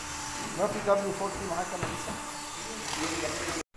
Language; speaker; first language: Arabic; non-native, learner; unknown